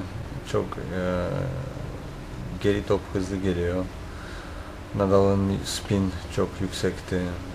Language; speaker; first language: Turkish; non-native, fluent; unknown